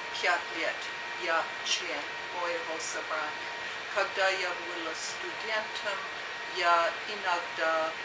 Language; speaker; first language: Russian; non-native, learner; English